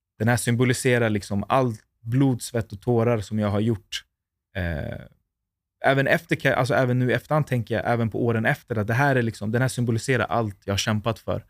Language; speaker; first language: Swedish; native; Swedish